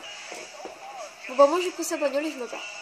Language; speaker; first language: French; native; French